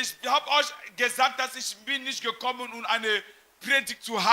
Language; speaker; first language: German; non-native, fluent; French